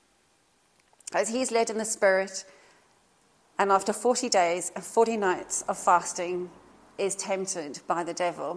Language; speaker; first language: English; native; English